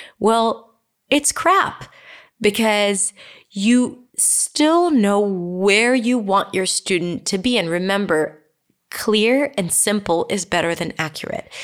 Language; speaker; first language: English; non-native, fluent; Hebrew